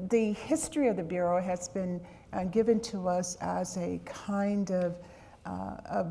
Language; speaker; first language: English; native; English